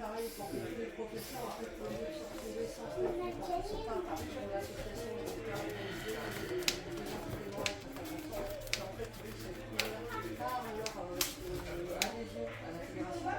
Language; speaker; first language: French; native; French